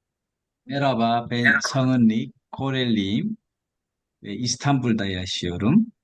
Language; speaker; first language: Turkish; non-native, fluent; Korean